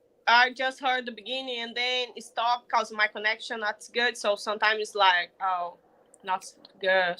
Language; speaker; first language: English; non-native, learner; Portuguese